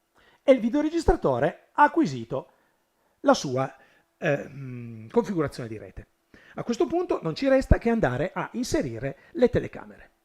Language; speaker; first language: Italian; native; Italian